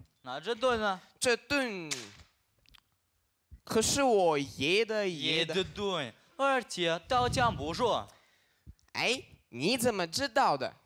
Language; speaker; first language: Chinese; non-native, learner; Russian